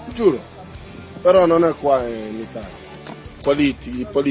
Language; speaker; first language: Italian; non-native, learner; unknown